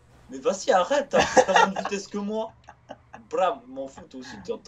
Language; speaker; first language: French; native; French